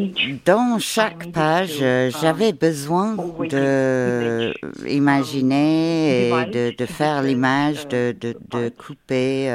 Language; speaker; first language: French; non-native, fluent; Ukrainian